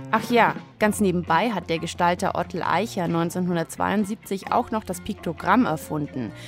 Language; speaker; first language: German; native; German